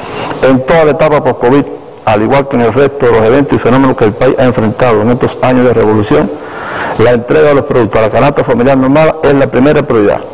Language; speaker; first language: Spanish; native; Spanish